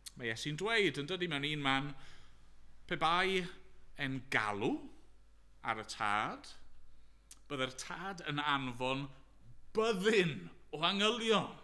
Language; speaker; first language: Welsh; native; Welsh